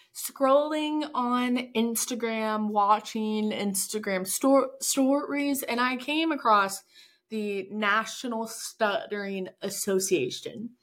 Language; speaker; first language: English; native; English